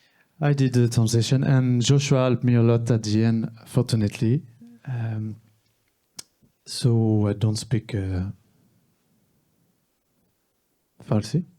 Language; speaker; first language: English; non-native, learner; French